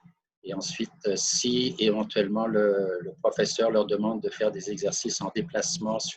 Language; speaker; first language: French; native; French